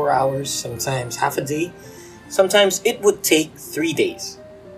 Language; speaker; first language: English; non-native, local second language; Filipino